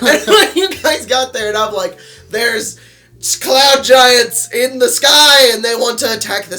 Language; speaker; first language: English; native; English